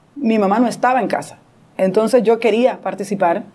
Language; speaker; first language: Spanish; native; Spanish